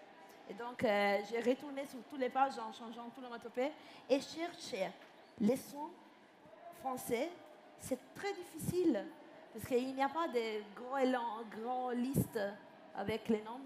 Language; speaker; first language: French; non-native, fluent; Italian